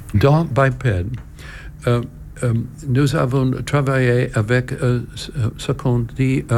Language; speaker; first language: French; non-native, learner; English